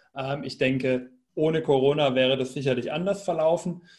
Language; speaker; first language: German; native; German